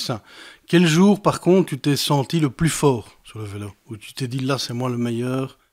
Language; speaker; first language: French; native; French